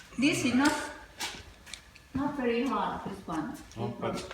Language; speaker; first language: English; non-native, learner; Thai